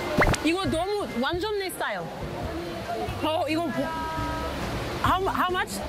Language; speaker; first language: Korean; non-native, learner; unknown